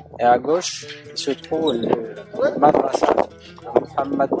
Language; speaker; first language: French; non-native, fluent; Uzbek